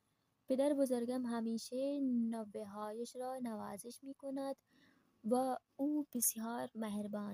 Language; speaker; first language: Persian; non-native, fluent; Urdu